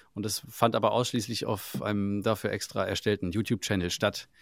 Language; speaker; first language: German; native; German